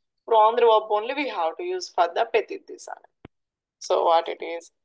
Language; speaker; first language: English; non-native, local second language; Telugu